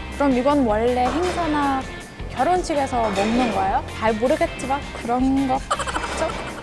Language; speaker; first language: Korean; non-native, fluent; German